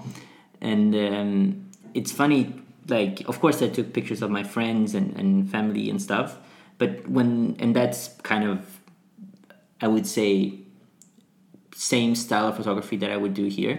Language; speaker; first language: English; non-native, fluent; Portuguese